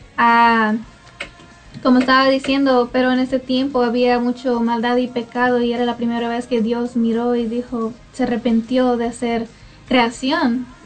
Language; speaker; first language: Spanish; early bilingual, heritage; Spanish